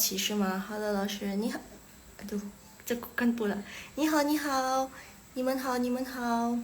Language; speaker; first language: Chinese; non-native, fluent; Indonesian